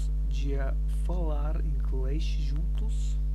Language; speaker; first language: Portuguese; non-native, learner; German